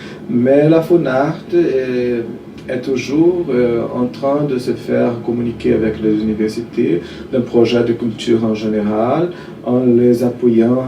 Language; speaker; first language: French; non-native, fluent; Portuguese